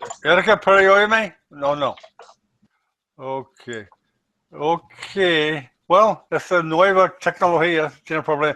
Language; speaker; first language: Spanish; non-native, learner; English